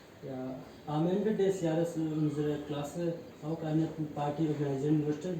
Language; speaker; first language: German; non-native, learner; Hindi